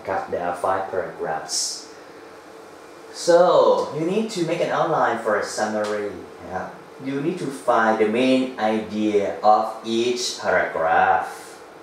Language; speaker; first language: English; non-native, fluent; Thai